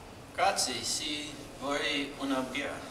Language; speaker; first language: Italian; non-native, learner; English